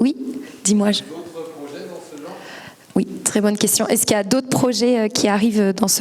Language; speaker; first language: French; native; French